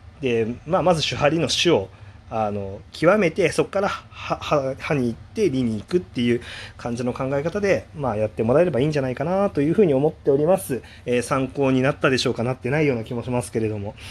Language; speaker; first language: Japanese; native; Japanese